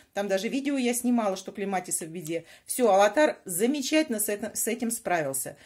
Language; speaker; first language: Russian; native; Russian